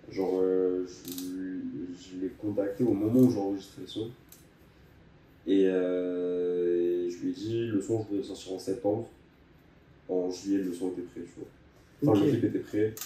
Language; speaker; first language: French; native; French